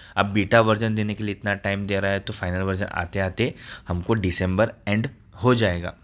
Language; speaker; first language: Hindi; native; Hindi